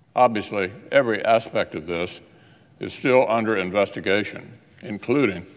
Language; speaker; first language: English; native; English